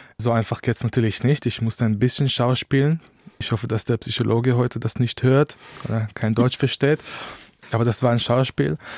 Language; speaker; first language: German; non-native, fluent; Hebrew